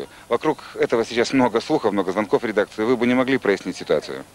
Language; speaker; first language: Russian; native; Russian